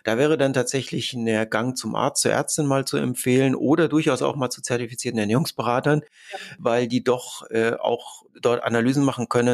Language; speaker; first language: German; native; German